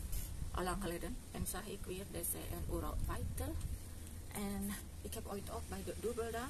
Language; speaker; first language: Dutch; non-native, learner; Indonesian